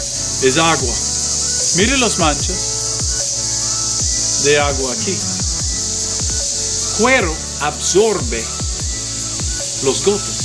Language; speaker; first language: Spanish; non-native, learner; English